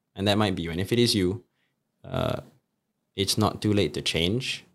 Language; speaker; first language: English; native; English